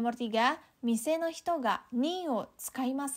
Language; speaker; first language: Japanese; non-native, fluent; Indonesian